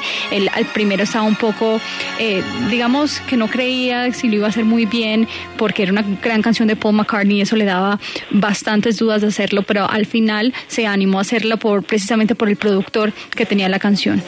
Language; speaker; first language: Spanish; native; Spanish